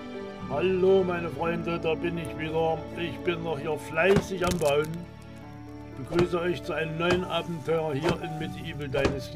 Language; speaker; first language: German; native; German